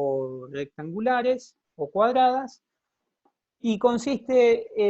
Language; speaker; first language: Spanish; native; Spanish